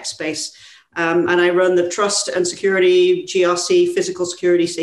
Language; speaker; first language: English; native; English